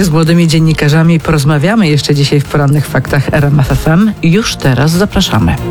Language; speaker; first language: Polish; native; Polish